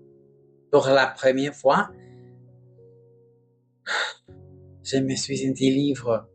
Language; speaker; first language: French; non-native, learner; Spanish